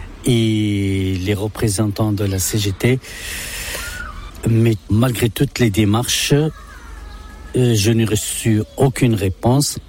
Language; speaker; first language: French; non-native, local second language; Arabic